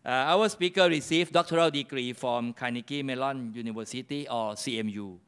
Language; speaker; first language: English; non-native, fluent; Thai